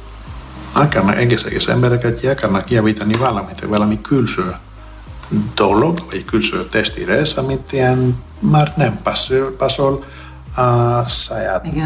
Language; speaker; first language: Hungarian; non-native, fluent; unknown